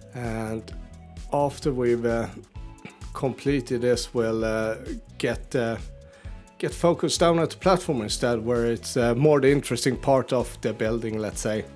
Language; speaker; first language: English; native; English